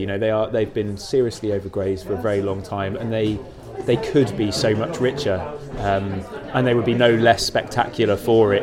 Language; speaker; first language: English; native; English